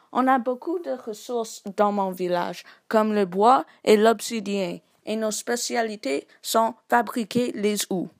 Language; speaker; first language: French; non-native, learner; English